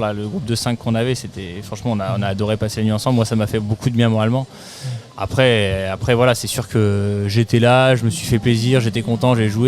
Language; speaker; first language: French; native; French